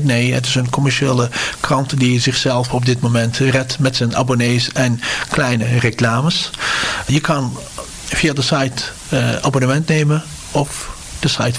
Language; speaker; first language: Dutch; non-native, fluent; Turkish